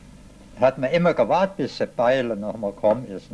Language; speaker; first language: German; early bilingual, heritage; German